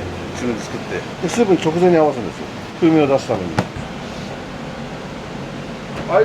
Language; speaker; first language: Japanese; native; Japanese